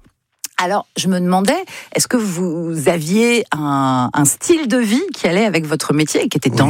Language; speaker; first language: French; native; French